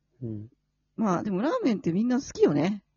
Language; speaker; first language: Japanese; native; Japanese